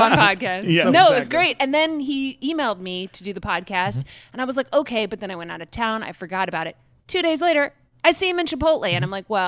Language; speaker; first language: English; native; English